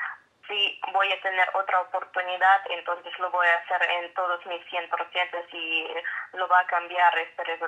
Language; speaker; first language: Spanish; non-native, fluent; Russian